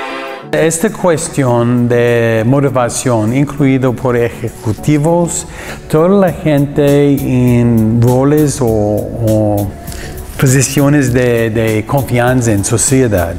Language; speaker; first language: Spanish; non-native, learner; English